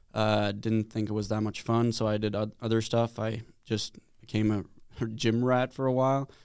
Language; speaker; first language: English; non-native, fluent; Swedish